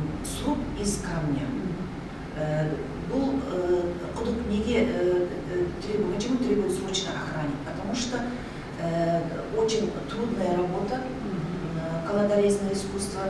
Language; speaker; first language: Russian; non-native, local second language; Kazakh